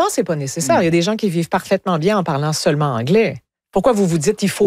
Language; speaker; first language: French; native; French